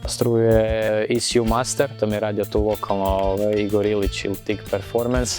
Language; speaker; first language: Croatian; native; Croatian